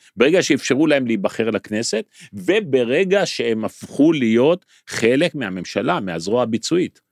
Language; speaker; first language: Hebrew; native; Hebrew